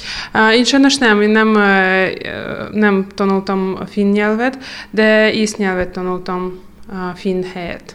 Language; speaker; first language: Hungarian; non-native, fluent; Russian